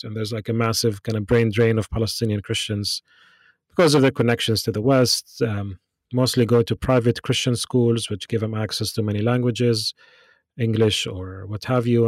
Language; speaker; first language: English; non-native, fluent; Arabic